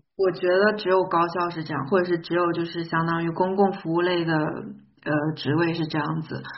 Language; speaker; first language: Chinese; native; Chinese